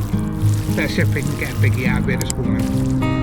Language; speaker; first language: English; native; English